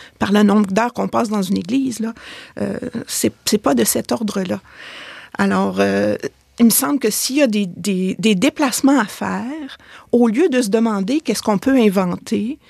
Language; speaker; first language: French; native; French